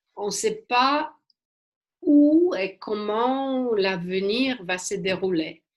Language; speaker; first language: French; non-native, fluent; Polish